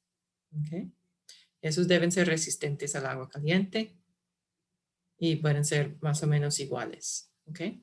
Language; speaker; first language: Spanish; non-native, fluent; English